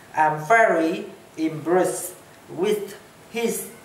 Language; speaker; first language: English; non-native, learner; Chinese